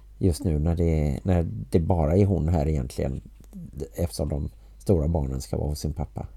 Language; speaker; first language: Swedish; native; Swedish